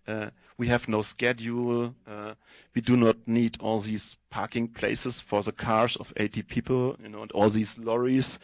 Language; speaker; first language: English; non-native, fluent; German